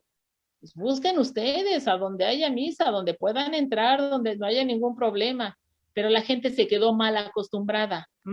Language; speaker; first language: Spanish; native; Spanish